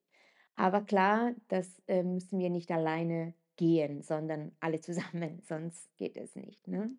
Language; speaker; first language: German; non-native, fluent; Italian